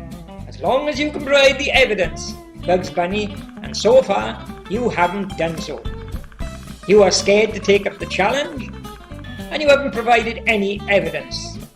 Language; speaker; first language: English; native; English